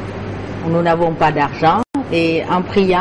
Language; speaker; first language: French; non-native, fluent; Lao